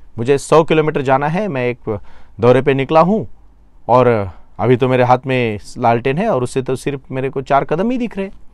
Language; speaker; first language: Hindi; non-native, local second language; Marathi